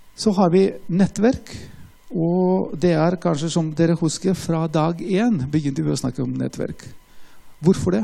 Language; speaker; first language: Norwegian; non-native, fluent; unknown